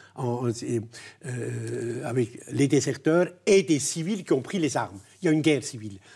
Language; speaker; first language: French; non-native, local second language; German